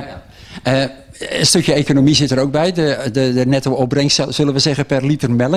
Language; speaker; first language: Dutch; native; Dutch